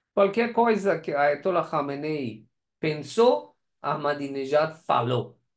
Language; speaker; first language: Portuguese; non-native, learner; Persian